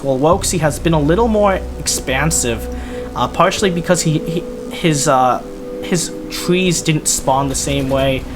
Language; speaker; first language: English; native; English